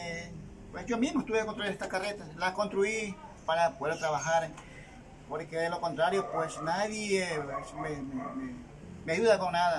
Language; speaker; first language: Spanish; native; Spanish